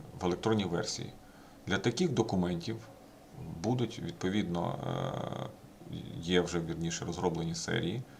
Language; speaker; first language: Ukrainian; native; Ukrainian